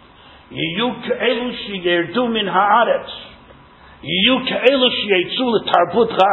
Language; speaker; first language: Hebrew; non-native, fluent; English